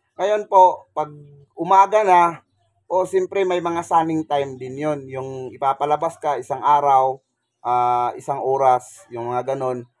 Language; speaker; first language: Filipino; native; Filipino